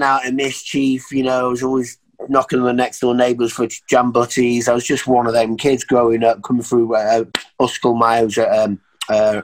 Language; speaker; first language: English; native; English